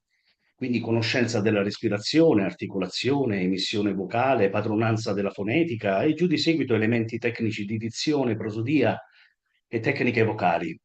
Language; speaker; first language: Italian; native; Italian